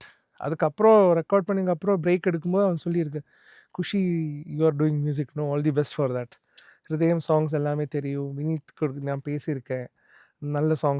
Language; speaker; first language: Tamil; non-native, learner; Malayalam